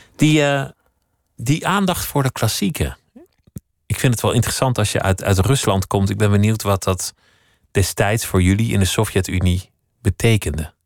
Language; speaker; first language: Dutch; native; Dutch